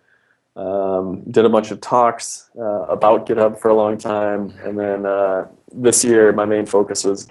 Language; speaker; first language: English; native; English